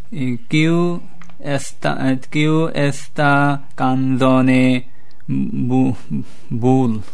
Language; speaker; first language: Italian; non-native, learner; Bangla